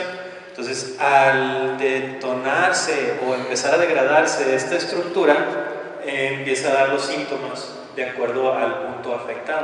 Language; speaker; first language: Spanish; native; Spanish